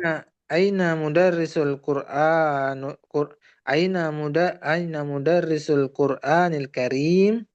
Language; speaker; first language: Arabic; non-native, learner; Indonesian